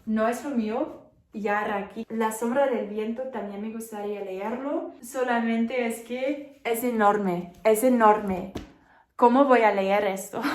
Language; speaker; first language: Spanish; non-native, fluent; English